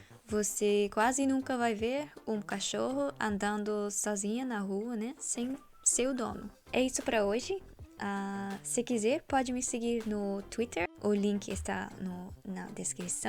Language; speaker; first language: Portuguese; non-native, fluent; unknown